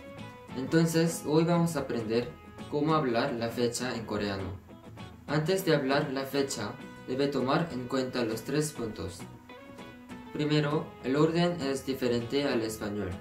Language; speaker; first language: Spanish; non-native, fluent; Korean